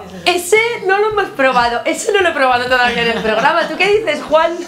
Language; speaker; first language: Spanish; native; Spanish